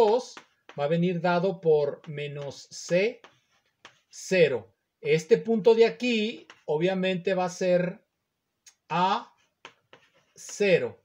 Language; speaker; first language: Spanish; native; Spanish